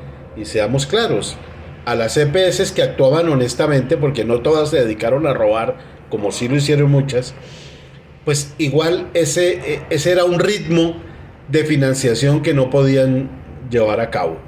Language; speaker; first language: Spanish; native; Spanish